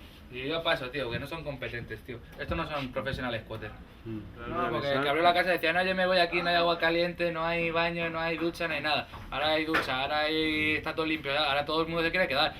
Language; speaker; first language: Spanish; native; Spanish